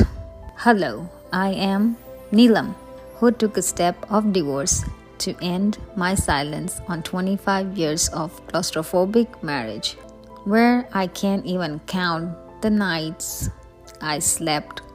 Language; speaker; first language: English; non-native, local second language; Hindi